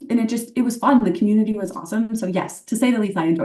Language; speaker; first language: English; native; English